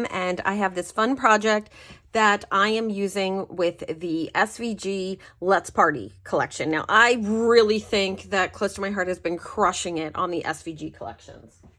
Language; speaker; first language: English; native; English